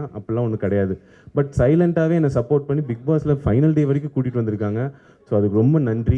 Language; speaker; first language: Tamil; native; Tamil